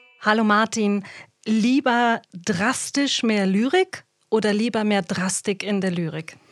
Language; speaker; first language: German; native; German